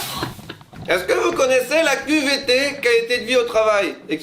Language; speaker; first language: French; native; French